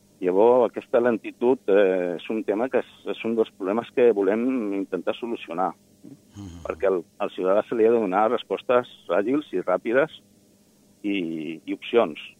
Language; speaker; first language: Catalan; non-native, local second language; Spanish